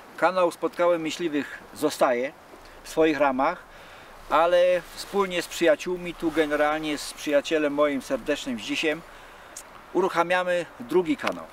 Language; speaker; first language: Polish; native; Polish